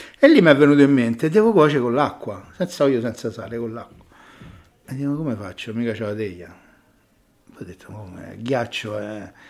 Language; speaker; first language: Italian; native; Italian